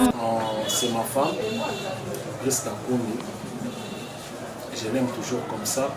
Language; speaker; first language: French; non-native, local second language; Lingala